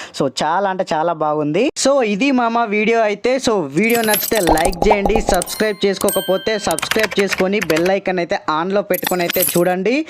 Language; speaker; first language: Telugu; native; Telugu